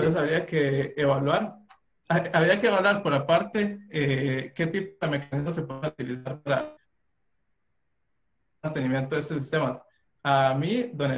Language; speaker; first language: Spanish; native; Spanish